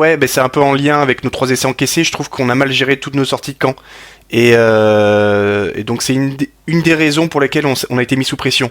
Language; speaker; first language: French; native; French